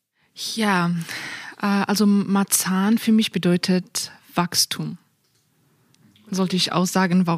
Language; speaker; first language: German; non-native, fluent; Persian